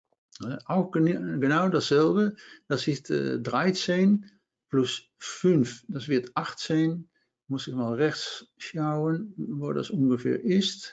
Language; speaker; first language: German; non-native, learner; Dutch